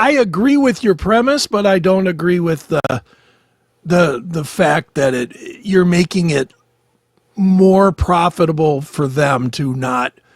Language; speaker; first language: English; native; English